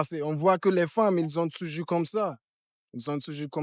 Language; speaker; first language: French; non-native, fluent; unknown